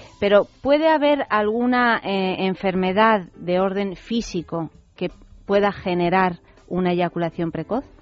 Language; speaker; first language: Spanish; native; Spanish